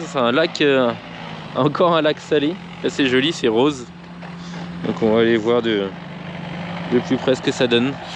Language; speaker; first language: French; native; French